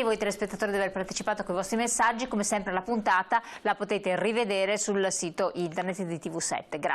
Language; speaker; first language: Italian; native; Italian